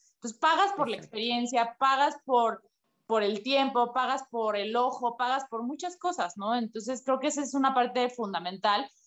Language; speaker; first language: Spanish; native; Spanish